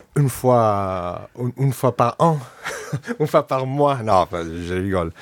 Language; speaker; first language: French; non-native, fluent; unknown